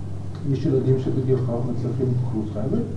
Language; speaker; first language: Hebrew; non-native, fluent; English